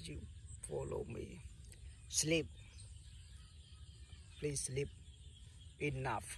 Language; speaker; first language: English; non-native, learner; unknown